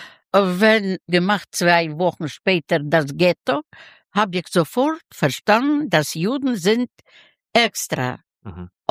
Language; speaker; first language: German; non-native, learner; Russian